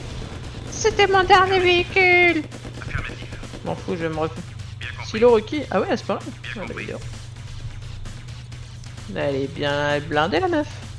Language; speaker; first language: French; native; French